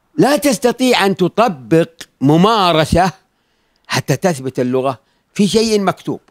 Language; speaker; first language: Arabic; native; Arabic